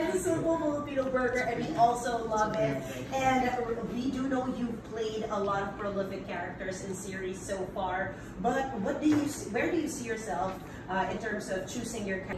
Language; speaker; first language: English; non-native, local second language; Filipino